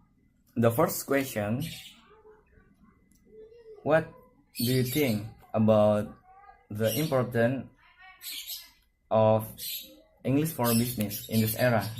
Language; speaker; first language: English; non-native, learner; Indonesian